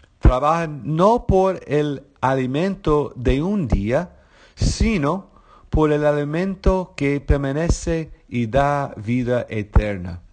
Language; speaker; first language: Spanish; non-native, fluent; English